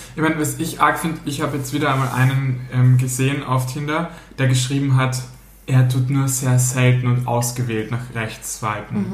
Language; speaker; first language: German; native; German